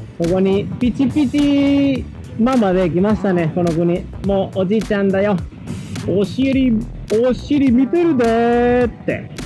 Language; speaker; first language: Japanese; non-native, fluent; Spanish